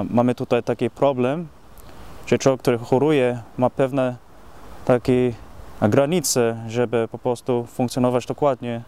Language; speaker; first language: Polish; non-native, fluent; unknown